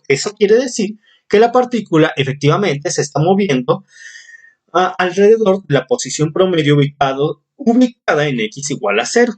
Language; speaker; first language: Spanish; native; Spanish